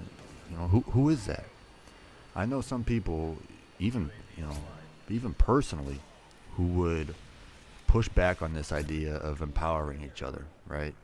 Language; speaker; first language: English; native; English